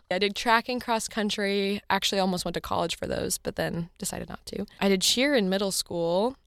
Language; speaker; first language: English; native; English